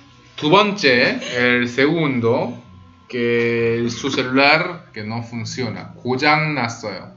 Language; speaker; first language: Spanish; early bilingual, other home language; Korean